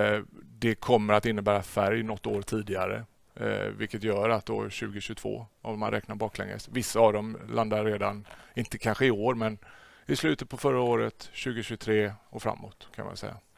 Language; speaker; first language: Swedish; native; Swedish